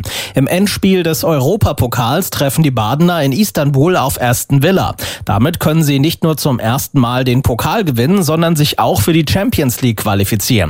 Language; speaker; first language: German; native; German